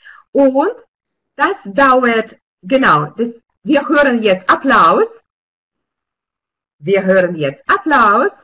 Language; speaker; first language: German; non-native, fluent; Russian